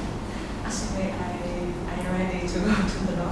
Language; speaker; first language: English; non-native, learner; Vietnamese